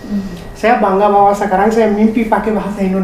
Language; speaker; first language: Indonesian; non-native, fluent; Hindi